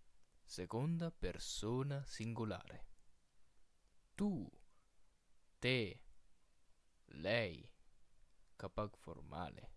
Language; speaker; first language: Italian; non-native, fluent; Filipino